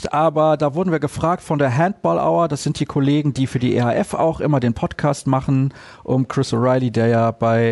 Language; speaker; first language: German; native; German